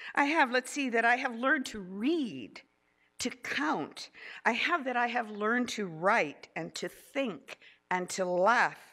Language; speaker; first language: English; early bilingual, other home language; Spanish